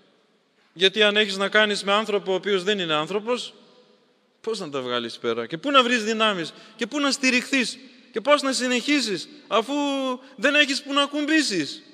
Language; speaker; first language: Greek; native; Greek